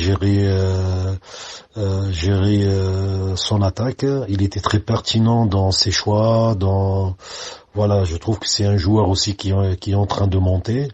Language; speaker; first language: French; non-native, local second language; Arabic